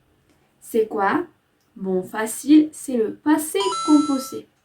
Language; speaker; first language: French; non-native, fluent; Spanish